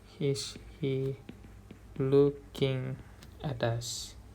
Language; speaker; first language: English; non-native, fluent; Indonesian